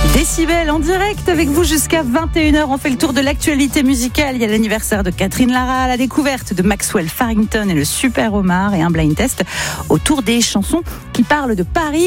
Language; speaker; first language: French; native; French